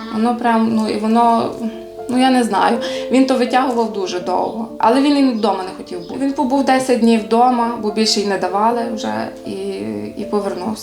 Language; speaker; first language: Ukrainian; native; Ukrainian